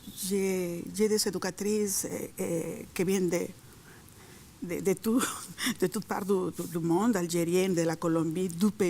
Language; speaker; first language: French; non-native, fluent; Spanish